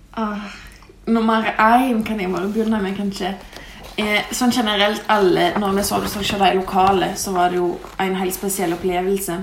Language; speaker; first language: Norwegian; early bilingual, other home language; Lithuanian